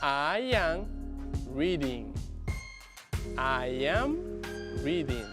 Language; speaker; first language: English; non-native, fluent; Spanish